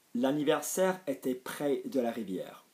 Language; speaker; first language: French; non-native, fluent; English